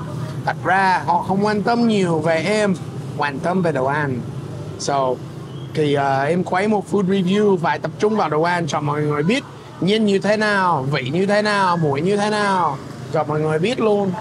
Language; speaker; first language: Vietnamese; non-native, fluent; English